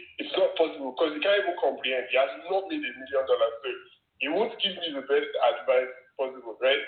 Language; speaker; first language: English; non-native, local second language; Yoruba